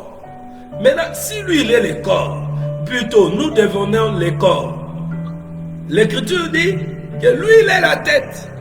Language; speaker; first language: French; non-native, local second language; Lingala